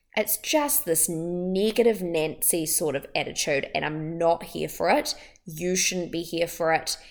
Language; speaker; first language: English; native; English